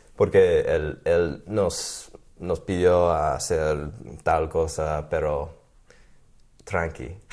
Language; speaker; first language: Spanish; non-native, fluent; English